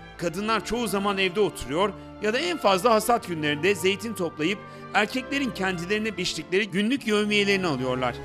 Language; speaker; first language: Turkish; native; Turkish